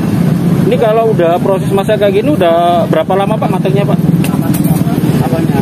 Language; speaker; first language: Indonesian; native; Indonesian